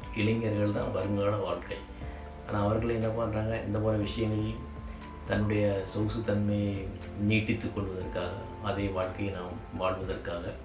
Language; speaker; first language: Tamil; native; Tamil